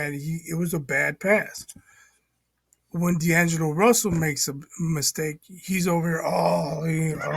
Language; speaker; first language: English; native; English